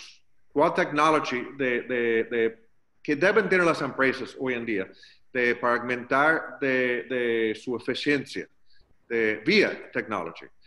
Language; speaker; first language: Spanish; non-native, learner; English